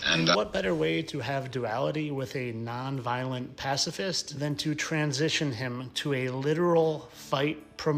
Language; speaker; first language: English; native; English